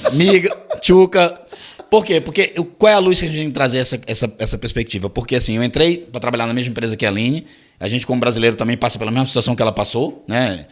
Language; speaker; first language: Portuguese; native; Portuguese